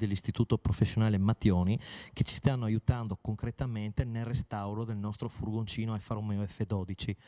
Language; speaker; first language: Italian; native; Italian